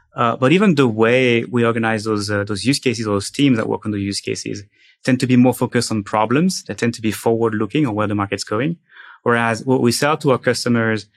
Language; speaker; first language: English; non-native, fluent; French